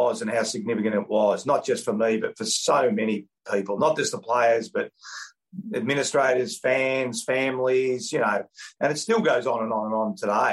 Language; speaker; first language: English; native; English